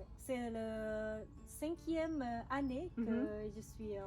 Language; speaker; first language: French; non-native, learner; Indonesian